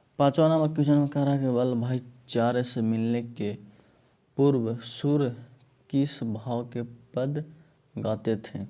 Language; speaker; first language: Hindi; native; Hindi